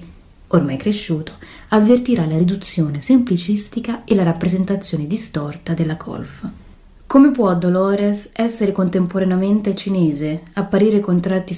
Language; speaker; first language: Italian; early bilingual, other home language; Filipino